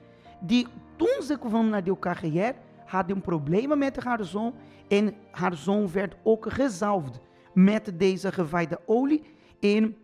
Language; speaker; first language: Dutch; non-native, fluent; Portuguese